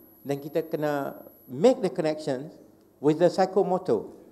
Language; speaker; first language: English; non-native, local second language; Malay